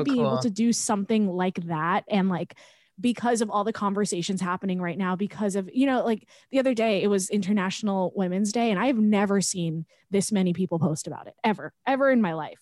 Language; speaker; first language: English; native; English